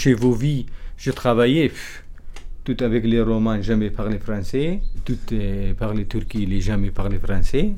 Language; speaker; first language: French; non-native, learner; Kurdish